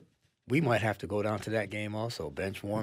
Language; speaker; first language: English; native; English